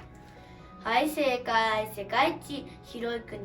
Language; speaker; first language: Japanese; early bilingual, other home language; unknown